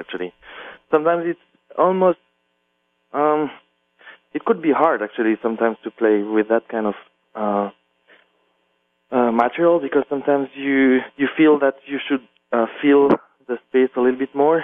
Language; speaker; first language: English; non-native, fluent; French